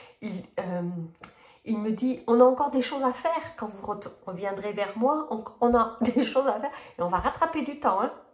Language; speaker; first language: French; native; French